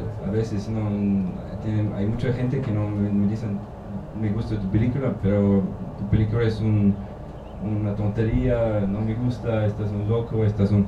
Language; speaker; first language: Spanish; non-native, learner; German